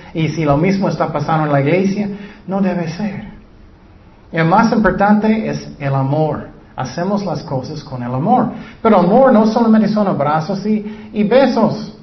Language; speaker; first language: Spanish; non-native, learner; English